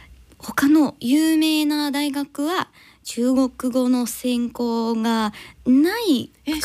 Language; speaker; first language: Japanese; non-native, learner; English